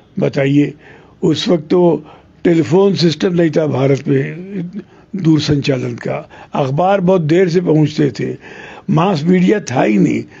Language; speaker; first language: Hindi; non-native, local second language; Telugu